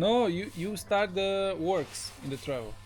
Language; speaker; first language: English; non-native, learner; Spanish